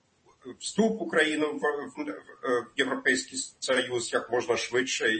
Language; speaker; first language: Ukrainian; non-native, fluent; German